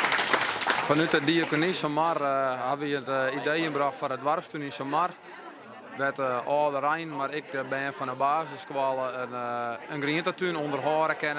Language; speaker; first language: Dutch; non-native, local second language; Western Frisian